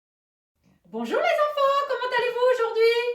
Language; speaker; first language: French; native; French